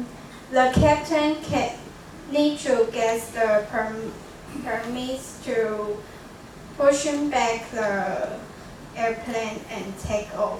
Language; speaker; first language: English; non-native, learner; Chinese